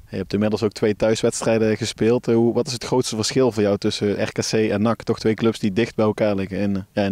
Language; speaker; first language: Dutch; native; Dutch